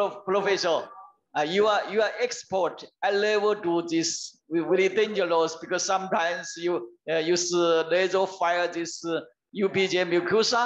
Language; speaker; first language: English; non-native, learner; Chinese